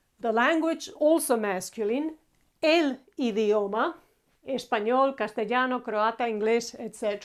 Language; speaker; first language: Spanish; non-native, fluent; Croatian